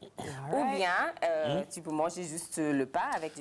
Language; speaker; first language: French; non-native, fluent; English